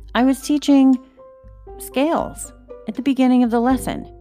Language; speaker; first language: English; native; English